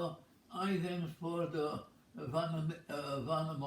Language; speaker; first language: English; non-native, fluent; Czech